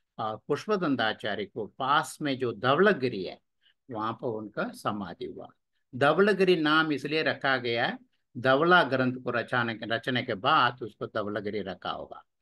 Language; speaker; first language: Hindi; non-native, local second language; Tamil